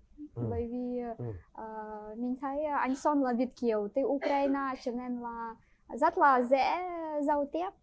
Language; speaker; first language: Vietnamese; non-native, fluent; Ukrainian